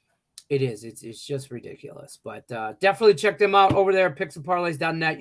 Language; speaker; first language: English; native; English